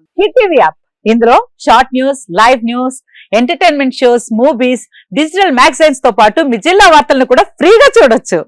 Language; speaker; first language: Telugu; native; Telugu